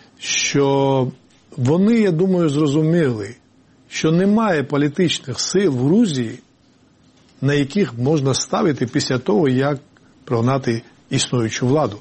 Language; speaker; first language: Ukrainian; non-native, fluent; Georgian